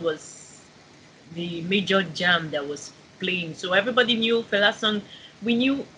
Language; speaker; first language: English; non-native, local second language; Igbo